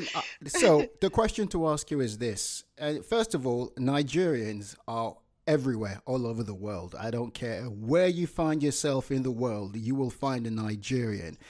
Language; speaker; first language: English; non-native, local second language; Yoruba